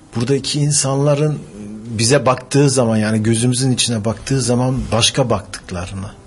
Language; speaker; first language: Turkish; early bilingual, heritage; Turkish